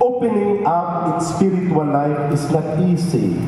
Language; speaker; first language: English; non-native, local second language; Filipino